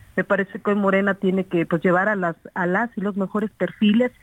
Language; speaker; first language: Spanish; native; Spanish